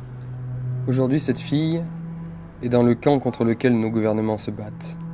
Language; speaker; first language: French; native; French